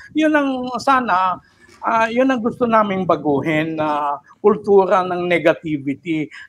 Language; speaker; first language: Filipino; native; Filipino